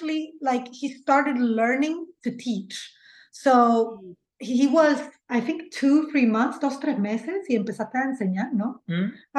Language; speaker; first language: English; non-native, fluent; Swedish